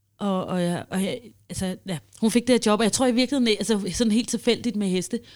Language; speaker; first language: Danish; early bilingual, heritage; Danish